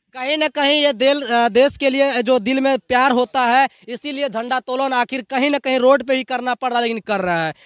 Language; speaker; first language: Hindi; native; Hindi